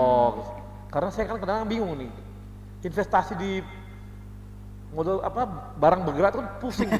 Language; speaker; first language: Indonesian; native; Indonesian